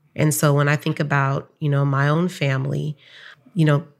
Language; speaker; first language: English; native; English